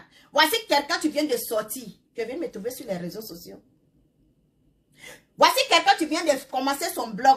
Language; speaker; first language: French; non-native, local second language; Baoulé